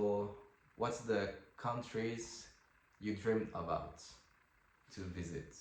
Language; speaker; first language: English; non-native, fluent; French